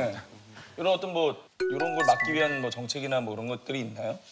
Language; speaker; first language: Korean; native; Korean